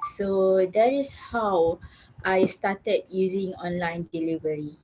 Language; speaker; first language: English; non-native, local second language; Malay